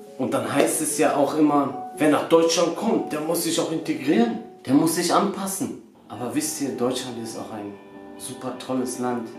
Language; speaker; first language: German; early bilingual, other home language; Albanian